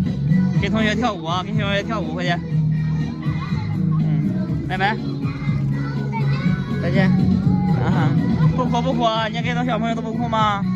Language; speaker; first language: Chinese; native; Chinese